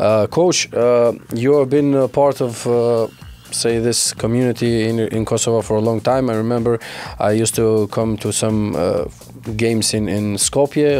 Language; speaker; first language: English; non-native, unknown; Albanian